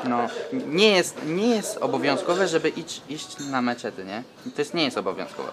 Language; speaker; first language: Polish; early bilingual, other home language; Turkish